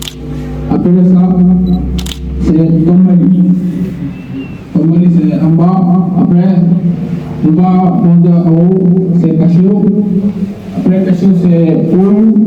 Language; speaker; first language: French; non-native, learner; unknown